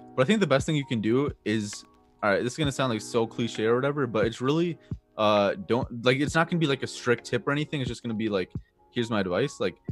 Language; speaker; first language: English; native; English